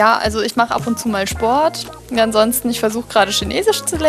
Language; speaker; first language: German; native; German